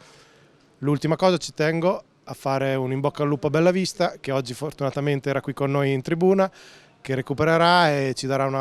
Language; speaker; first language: Italian; native; Italian